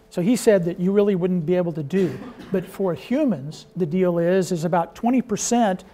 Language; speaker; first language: English; native; English